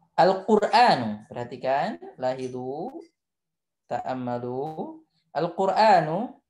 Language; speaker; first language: Arabic; non-native, fluent; Indonesian